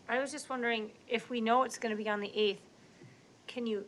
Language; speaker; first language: English; native; English